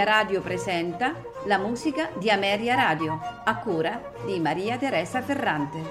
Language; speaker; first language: Italian; native; Italian